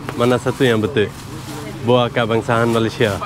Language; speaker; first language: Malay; non-native, learner; Bangla